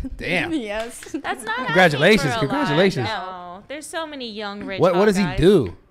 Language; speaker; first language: English; native; English